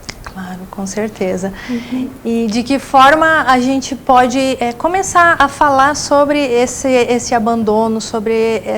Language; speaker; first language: Portuguese; native; Portuguese